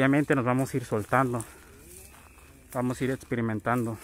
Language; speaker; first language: Spanish; native; Spanish